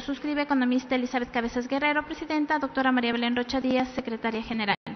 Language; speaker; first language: Spanish; native; Spanish